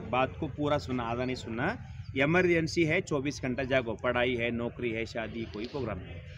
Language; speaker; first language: Hindi; non-native, local second language; Kannada